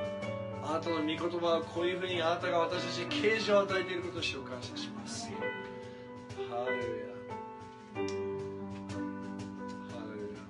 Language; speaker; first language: Japanese; non-native, fluent; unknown